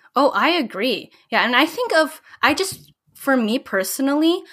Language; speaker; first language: English; early bilingual, other home language; Filipino